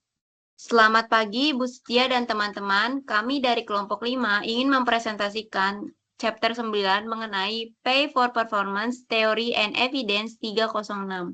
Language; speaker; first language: Indonesian; native; Indonesian